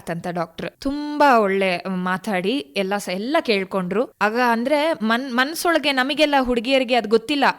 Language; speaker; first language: Kannada; non-native, local second language; Tulu